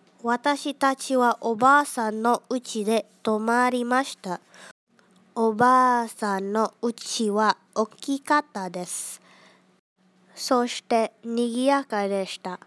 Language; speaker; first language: Japanese; non-native, learner; Indonesian